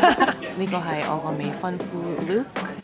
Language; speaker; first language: Cantonese; early bilingual, heritage; Cantonese